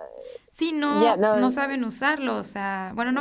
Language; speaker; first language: Spanish; native; Spanish